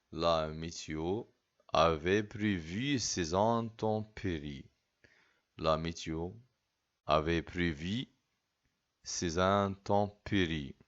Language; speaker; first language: French; non-native, fluent; Arabic